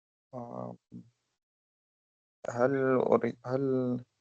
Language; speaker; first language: Arabic; non-native, learner; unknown